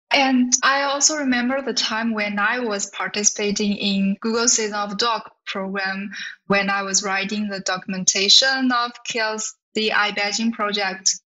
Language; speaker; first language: English; non-native, fluent; Chinese